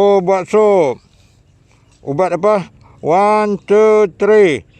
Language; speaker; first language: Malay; non-native, local second language; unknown